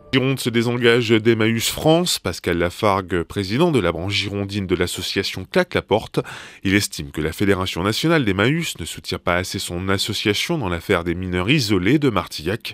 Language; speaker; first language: French; native; French